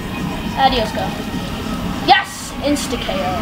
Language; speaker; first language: English; native; English